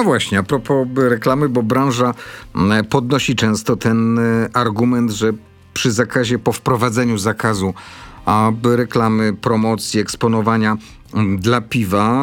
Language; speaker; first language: Polish; native; Polish